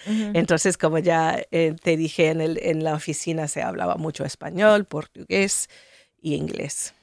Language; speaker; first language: Spanish; non-native, fluent; English